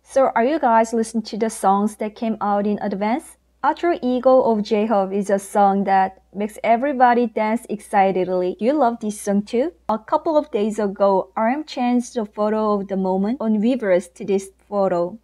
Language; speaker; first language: English; non-native, fluent; Korean